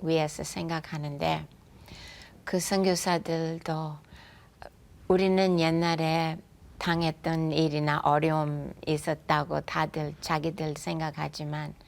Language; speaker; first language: Korean; non-native, fluent; English